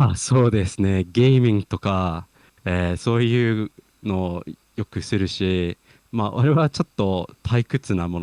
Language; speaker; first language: Japanese; non-native, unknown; English